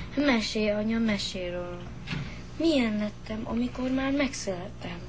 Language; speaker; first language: Hungarian; early bilingual, heritage; Hungarian